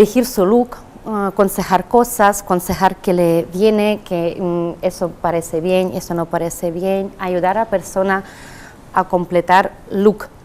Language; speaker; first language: Spanish; non-native, fluent; Russian